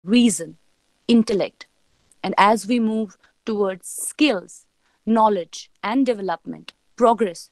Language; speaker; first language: English; non-native, local second language; Kashmiri